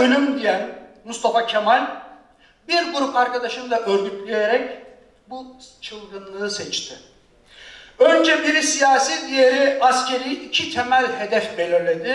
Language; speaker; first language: Turkish; native; Turkish